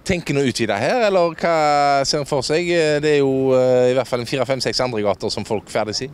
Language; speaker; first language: Norwegian; native; Norwegian